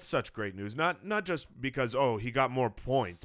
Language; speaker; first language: English; native; English